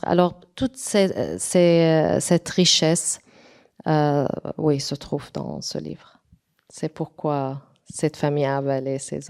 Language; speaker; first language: French; non-native, local second language; Arabic